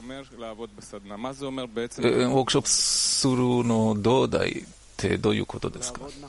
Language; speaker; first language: Japanese; non-native, learner; Hebrew